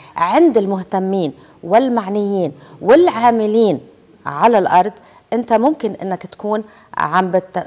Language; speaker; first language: Arabic; native; Arabic